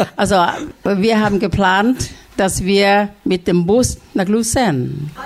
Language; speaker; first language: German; non-native, learner; Thai